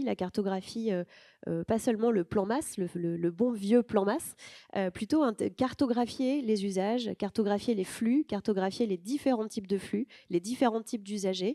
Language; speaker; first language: French; native; French